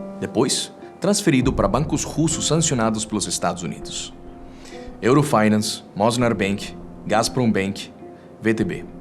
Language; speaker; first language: Portuguese; non-native, fluent; Spanish